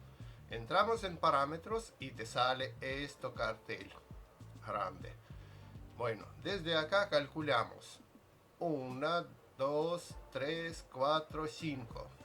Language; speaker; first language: Spanish; non-native, fluent; Russian